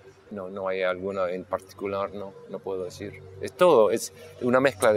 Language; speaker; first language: Spanish; non-native, local second language; English